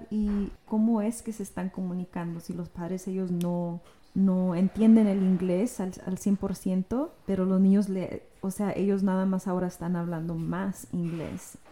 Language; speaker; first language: Spanish; early bilingual, heritage; Spanish